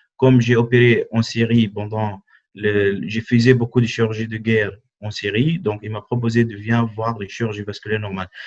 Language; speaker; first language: French; non-native, fluent; Arabic